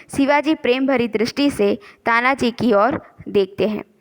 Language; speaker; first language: Hindi; non-native, local second language; Gujarati